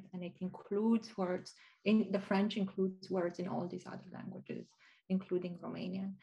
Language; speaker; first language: English; non-native, fluent; Romanian